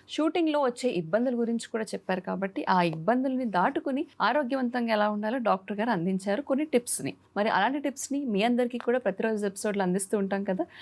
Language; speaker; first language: Telugu; native; Telugu